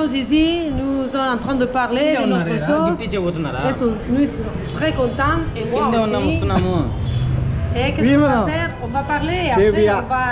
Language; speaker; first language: French; non-native, fluent; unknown